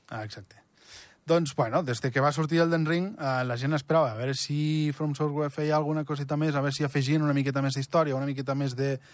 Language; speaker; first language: Catalan; native; Catalan